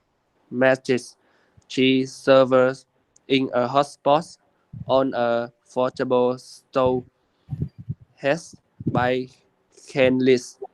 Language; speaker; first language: English; non-native, learner; Vietnamese